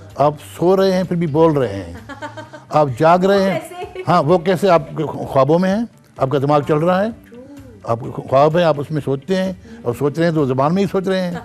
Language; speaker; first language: Urdu; non-native, local second language; Sindhi